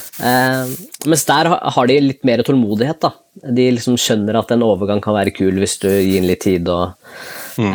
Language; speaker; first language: Norwegian; early bilingual, other home language; Spanish